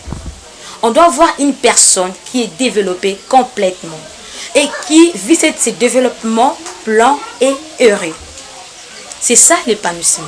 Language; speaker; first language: French; non-native, local second language; Lingala